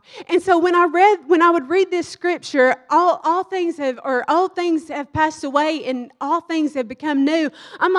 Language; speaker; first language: English; native; English